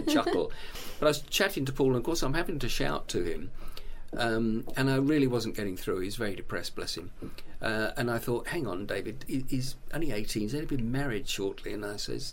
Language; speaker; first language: English; native; English